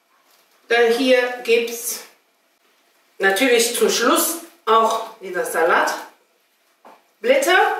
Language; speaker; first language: German; non-native, fluent; Chinese